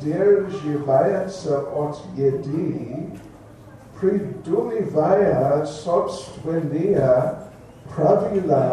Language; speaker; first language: Russian; non-native, learner; English